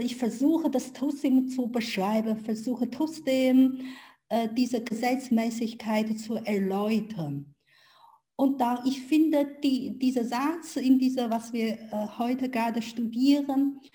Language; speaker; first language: German; non-native, learner; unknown